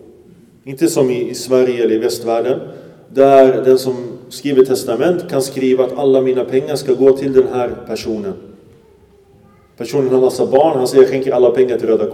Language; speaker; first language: Swedish; early bilingual, other home language; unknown